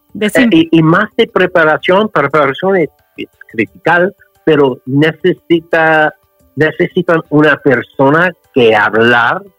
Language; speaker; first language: Spanish; non-native, learner; English